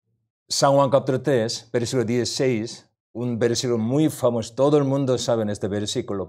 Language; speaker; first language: Spanish; non-native, learner; Korean